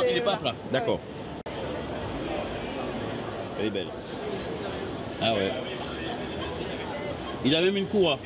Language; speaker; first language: French; native; French